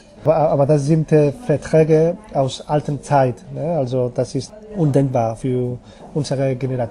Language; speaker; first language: German; non-native, fluent; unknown